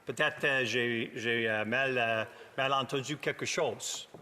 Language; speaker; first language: French; non-native, learner; English